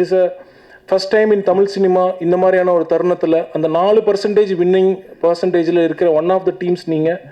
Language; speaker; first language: Tamil; native; Tamil